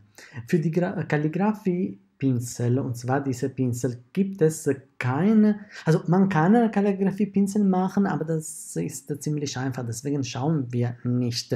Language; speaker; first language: German; non-native, fluent; Italian